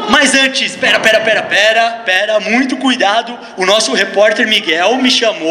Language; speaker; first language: Portuguese; native; Portuguese